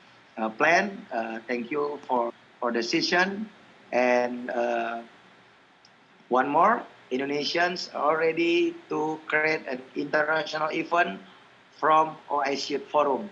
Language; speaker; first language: English; non-native, learner; Indonesian